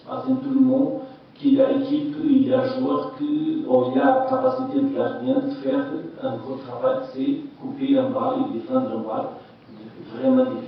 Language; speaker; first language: French; non-native, learner; Portuguese